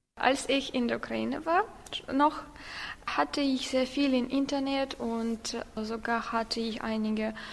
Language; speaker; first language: German; non-native, learner; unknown